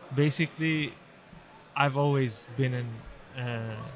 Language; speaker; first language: English; non-native, fluent; Turkish